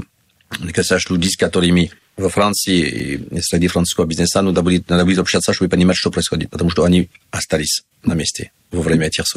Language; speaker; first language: Russian; non-native, learner; French